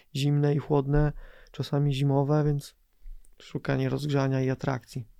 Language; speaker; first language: Polish; native; Polish